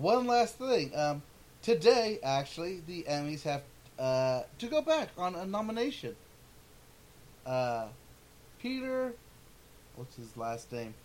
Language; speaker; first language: English; native; English